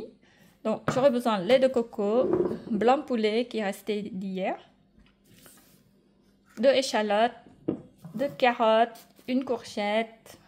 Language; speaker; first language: French; non-native, fluent; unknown